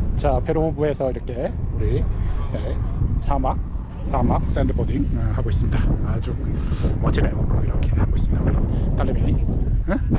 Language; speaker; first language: Korean; native; Korean